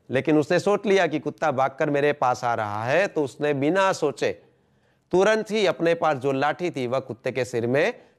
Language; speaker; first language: Hindi; non-native, local second language; Gujarati